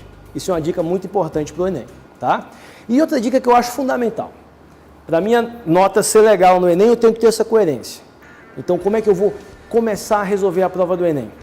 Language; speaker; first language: Portuguese; native; Portuguese